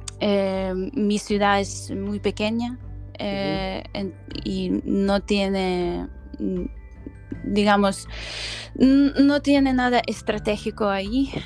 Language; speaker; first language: Spanish; non-native, fluent; Ukrainian